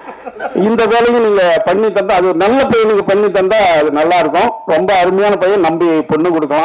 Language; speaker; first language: Tamil; native; Tamil